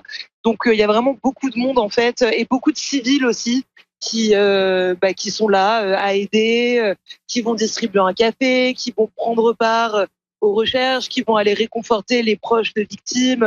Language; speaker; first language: French; native; French